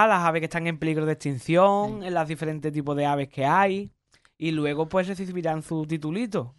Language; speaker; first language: Spanish; native; Spanish